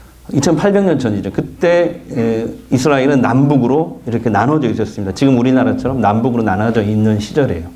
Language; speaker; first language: Korean; native; Korean